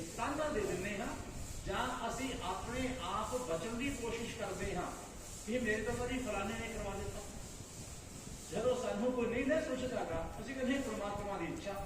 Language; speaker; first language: Hindi; non-native, local second language; Punjabi